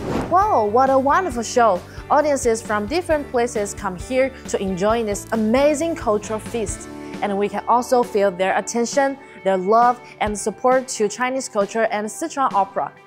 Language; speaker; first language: English; non-native, fluent; Chinese